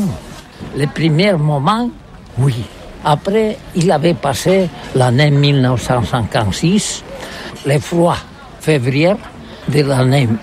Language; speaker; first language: French; non-native, learner; Catalan